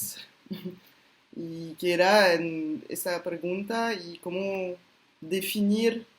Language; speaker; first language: Spanish; non-native, fluent; French